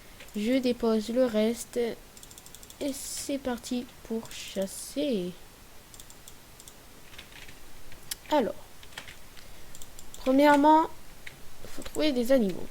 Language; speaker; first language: French; native; French